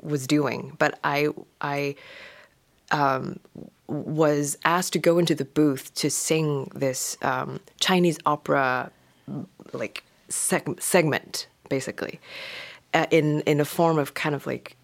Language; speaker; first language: English; non-native, local second language; Cantonese